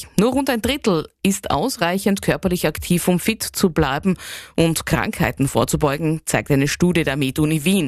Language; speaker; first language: German; native; German